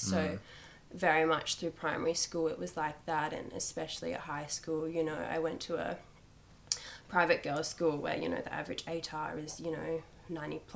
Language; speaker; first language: English; native; English